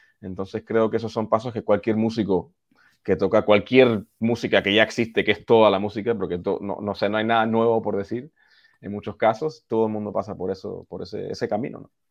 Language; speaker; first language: Spanish; early bilingual, heritage; Spanish